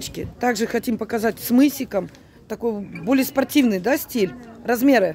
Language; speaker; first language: Russian; native; Russian